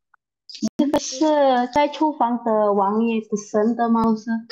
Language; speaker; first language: Chinese; non-native, learner; Indonesian